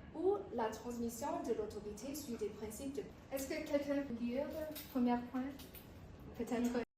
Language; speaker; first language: French; non-native, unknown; English